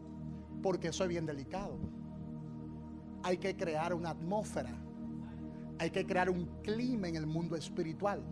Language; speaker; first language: Spanish; native; Spanish